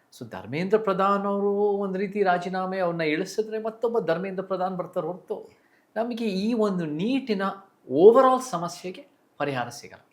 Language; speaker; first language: Kannada; early bilingual, heritage; Kannada